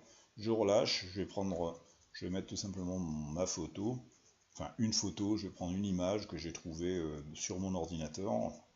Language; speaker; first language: French; native; French